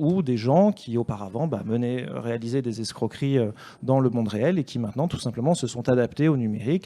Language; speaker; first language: French; native; French